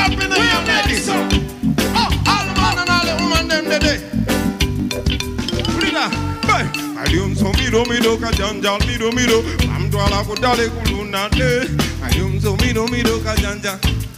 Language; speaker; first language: English; non-native, local second language; Ganda